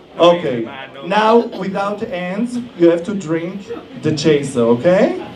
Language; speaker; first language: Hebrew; native; Hebrew